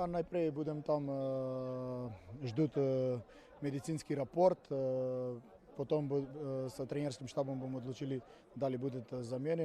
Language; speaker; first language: Russian; non-native, learner; Serbian